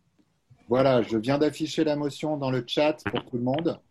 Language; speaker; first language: French; native; French